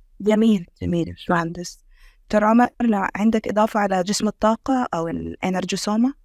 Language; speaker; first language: Arabic; native; Arabic